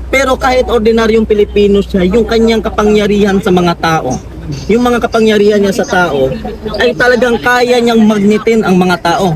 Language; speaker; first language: Filipino; non-native, local second language; Cebuano